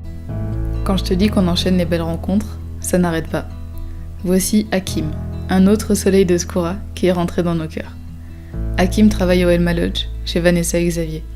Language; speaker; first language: French; native; French